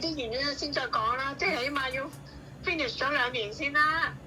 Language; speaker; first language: Chinese; non-native, learner; Indonesian